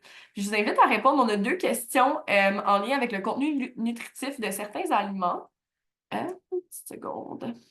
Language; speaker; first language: French; native; French